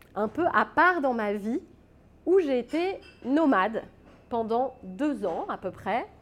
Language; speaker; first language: French; native; French